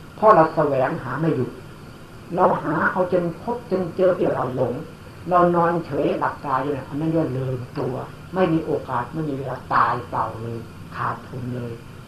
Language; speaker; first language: Thai; native; Thai